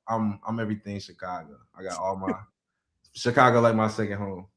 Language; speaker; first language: English; native; English